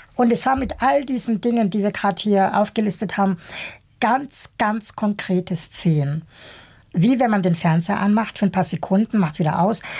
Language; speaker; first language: German; early bilingual, other home language; Bosnian